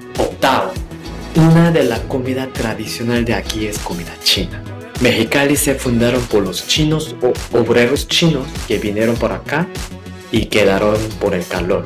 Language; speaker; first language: Spanish; non-native, fluent; Korean